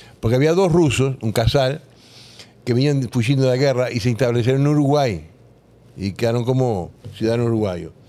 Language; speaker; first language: Spanish; native; Spanish